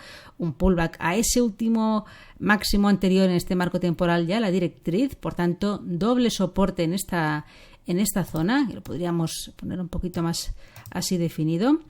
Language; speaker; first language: Spanish; native; Spanish